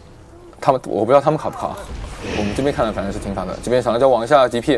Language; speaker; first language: Chinese; native; Chinese